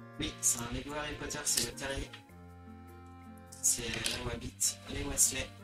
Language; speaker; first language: French; native; French